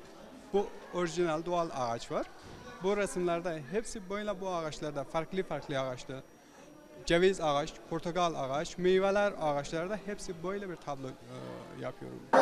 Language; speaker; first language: Turkish; non-native, learner; Persian